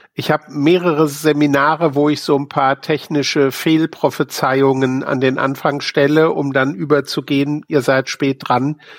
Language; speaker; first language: German; native; German